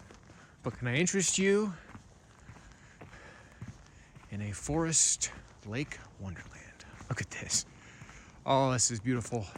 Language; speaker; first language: English; native; English